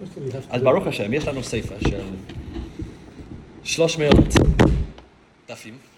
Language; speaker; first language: Hebrew; non-native, fluent; English